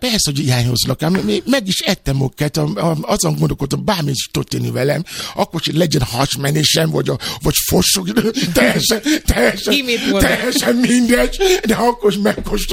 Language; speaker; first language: Hungarian; non-native, fluent; Yoruba